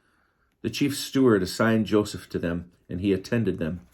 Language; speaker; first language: English; native; English